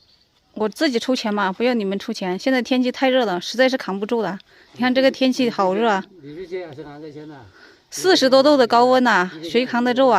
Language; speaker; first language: Chinese; native; Chinese